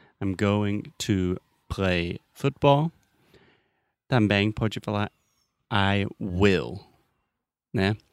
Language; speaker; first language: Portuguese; non-native, fluent; English